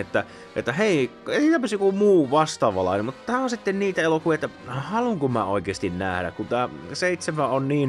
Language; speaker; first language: Finnish; native; Finnish